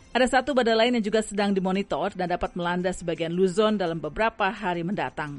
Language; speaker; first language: Indonesian; native; Indonesian